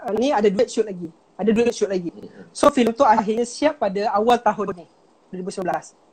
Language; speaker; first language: Malay; native; Malay